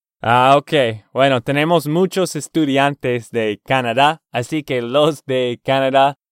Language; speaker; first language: Spanish; non-native, learner; English